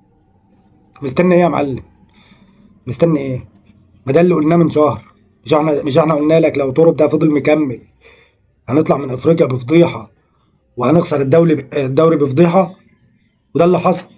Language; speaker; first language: Arabic; native; Arabic